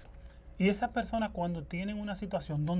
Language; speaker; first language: Spanish; native; Spanish